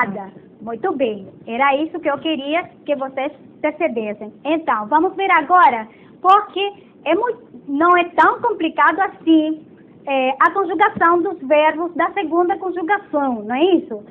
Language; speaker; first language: Portuguese; non-native, fluent; Spanish